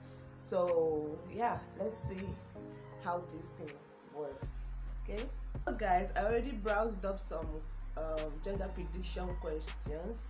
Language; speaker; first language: English; non-native, local second language; Igbo